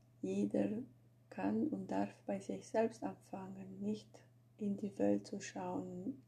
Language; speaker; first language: German; non-native, fluent; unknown